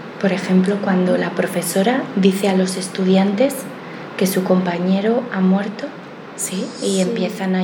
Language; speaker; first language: Spanish; native; Spanish